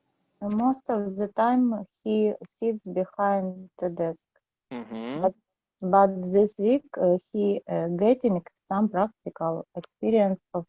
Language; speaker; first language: English; non-native, learner; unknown